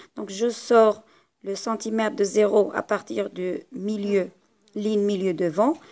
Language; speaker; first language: French; non-native, local second language; Arabic